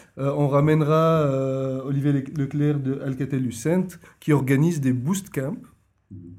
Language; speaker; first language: French; non-native, local second language; Arabic